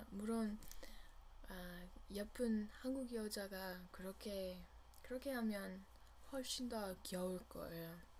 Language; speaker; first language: Korean; non-native, learner; English